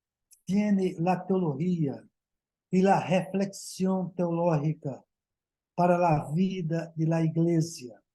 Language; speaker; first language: Spanish; non-native, learner; Portuguese